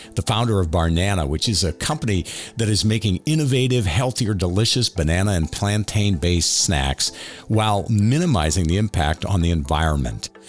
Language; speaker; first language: English; native; English